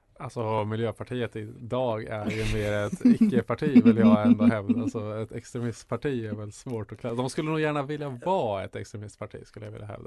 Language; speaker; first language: Swedish; native; Swedish